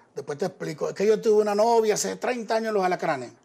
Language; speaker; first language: Spanish; native; Spanish